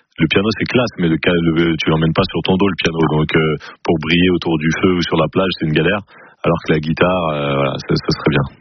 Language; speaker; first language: French; native; French